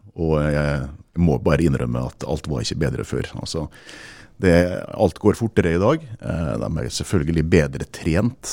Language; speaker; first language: Norwegian; native; Norwegian